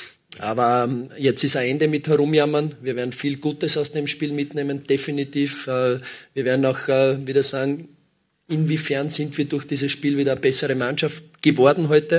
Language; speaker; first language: German; native; German